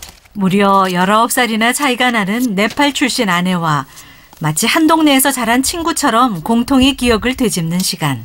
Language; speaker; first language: Korean; native; Korean